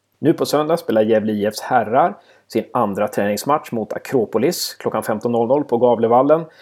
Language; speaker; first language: Swedish; native; Swedish